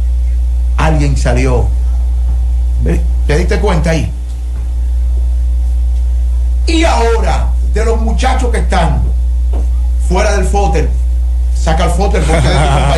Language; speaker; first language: Spanish; native; Spanish